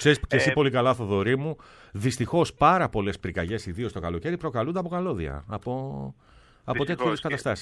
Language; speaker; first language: Greek; native; Greek